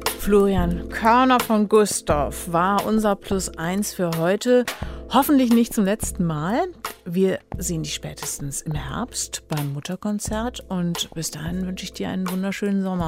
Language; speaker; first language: German; native; German